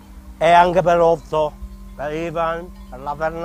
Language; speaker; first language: Italian; non-native, learner; Swiss German